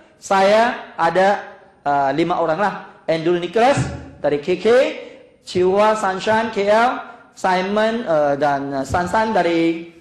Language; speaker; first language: Malay; non-native, local second language; Chinese